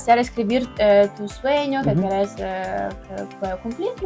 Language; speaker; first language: Spanish; non-native, learner; Ukrainian